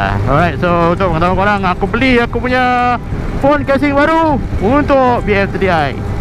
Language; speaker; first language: Malay; native; Malay